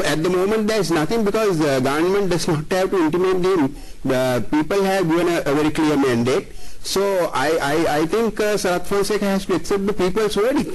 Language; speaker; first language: English; non-native, local second language; Sinhala